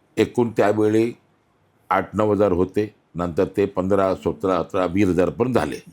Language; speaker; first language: Marathi; non-native, local second language; Malayalam